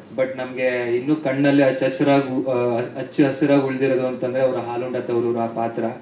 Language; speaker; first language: Kannada; native; Kannada